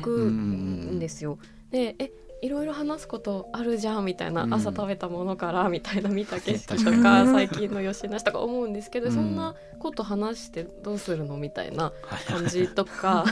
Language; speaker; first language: Japanese; native; Japanese